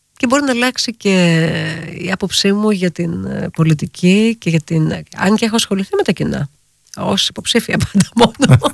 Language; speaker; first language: Greek; native; Greek